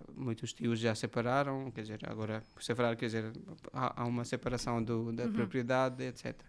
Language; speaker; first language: Portuguese; non-native, fluent; Hindi